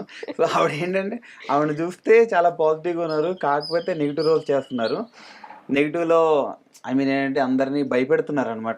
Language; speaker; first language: Telugu; native; Telugu